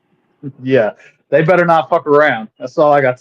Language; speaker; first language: English; native; English